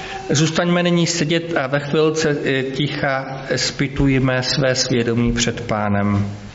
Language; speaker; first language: Czech; native; Czech